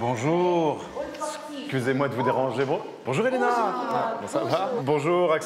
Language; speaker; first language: French; native; French